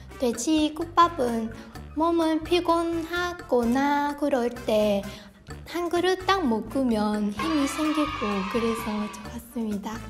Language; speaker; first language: Korean; non-native, fluent; Vietnamese